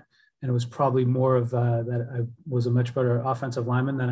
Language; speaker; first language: English; native; English